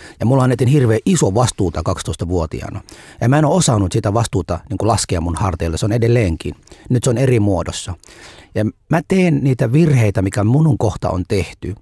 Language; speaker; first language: Finnish; non-native, fluent; Somali